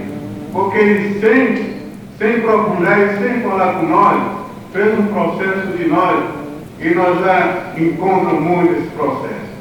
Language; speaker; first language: Portuguese; non-native, local second language; Kayapó